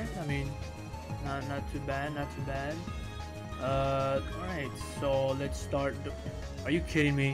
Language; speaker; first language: English; native; English